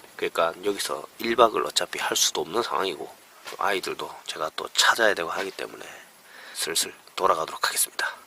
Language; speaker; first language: Korean; native; Korean